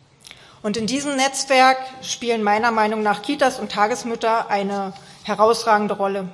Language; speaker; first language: German; native; German